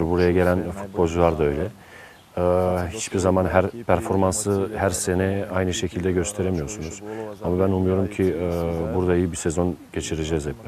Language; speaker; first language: Turkish; native; Turkish